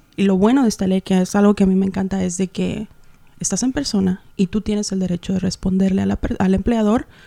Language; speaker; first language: Spanish; native; Spanish